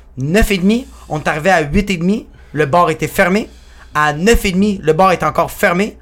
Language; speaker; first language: French; early bilingual, other home language; Spanish